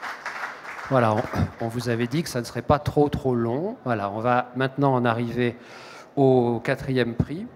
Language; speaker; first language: French; native; French